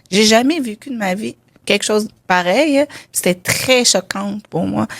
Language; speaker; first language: French; non-native, local second language; Arabic